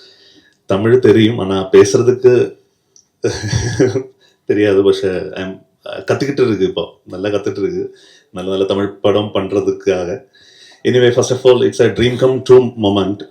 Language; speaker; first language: Tamil; non-native, learner; Malayalam